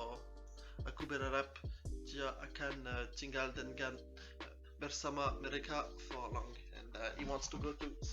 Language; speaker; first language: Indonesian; non-native, learner; French